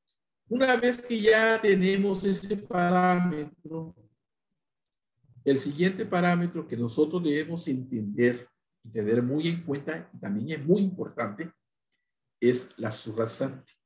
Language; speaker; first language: Spanish; native; Spanish